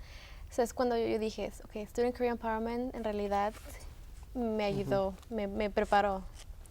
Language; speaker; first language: Spanish; early bilingual, heritage; Spanish